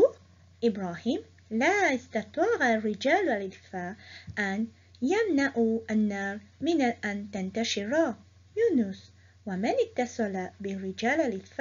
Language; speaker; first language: Arabic; non-native, fluent; Morisyen